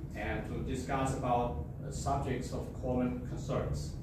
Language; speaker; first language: English; non-native, fluent; Chinese